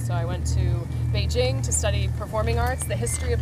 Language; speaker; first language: English; native; English